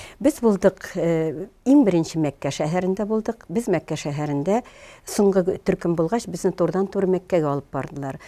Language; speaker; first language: Tatar; native; Tatar